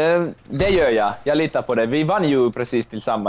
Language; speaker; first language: Swedish; non-native, local second language; Finnish